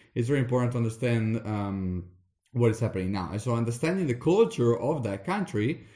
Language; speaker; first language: English; non-native, fluent; Italian